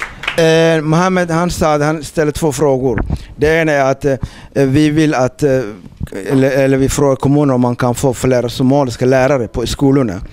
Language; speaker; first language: Swedish; non-native, fluent; Somali